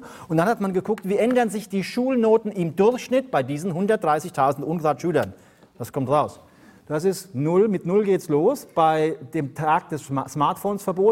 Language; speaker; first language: German; native; German